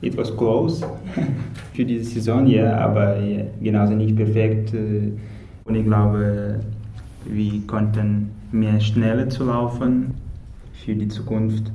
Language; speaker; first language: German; non-native, learner; Russian